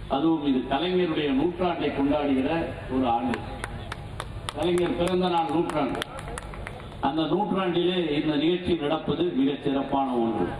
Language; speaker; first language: Tamil; native; Tamil